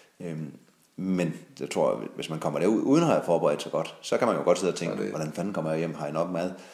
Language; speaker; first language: Danish; native; Danish